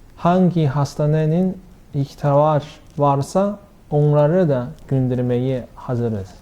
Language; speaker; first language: Turkish; non-native, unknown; Chinese